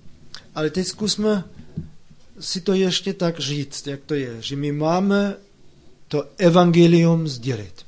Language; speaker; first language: Czech; non-native, fluent; German